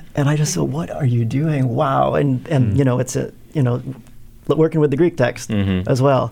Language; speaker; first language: English; non-native, local second language; Filipino